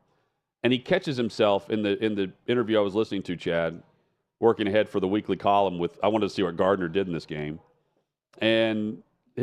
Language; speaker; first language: English; native; English